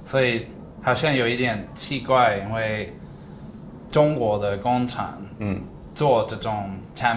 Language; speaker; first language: Chinese; non-native, learner; English